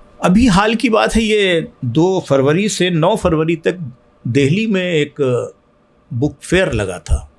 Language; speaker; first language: Urdu; native; Urdu